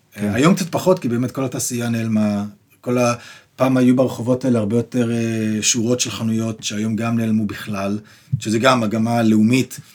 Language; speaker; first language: Hebrew; native; Hebrew